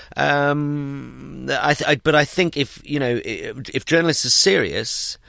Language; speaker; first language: English; native; English